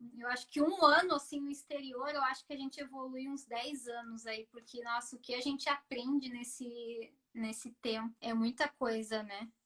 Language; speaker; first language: Portuguese; native; Portuguese